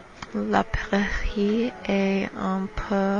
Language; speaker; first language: French; non-native, learner; English